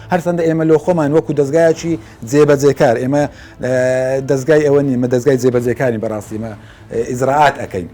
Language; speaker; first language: Central Kurdish; native; Central Kurdish